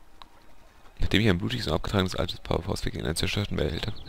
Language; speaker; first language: German; native; German